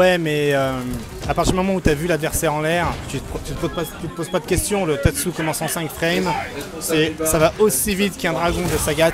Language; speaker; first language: French; native; French